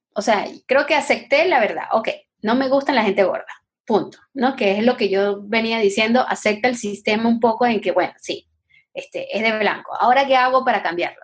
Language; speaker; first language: Spanish; native; Spanish